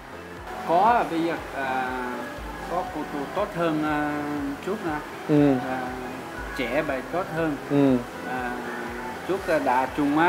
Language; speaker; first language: Vietnamese; non-native, learner; Portuguese